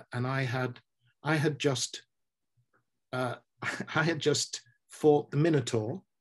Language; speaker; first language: English; native; English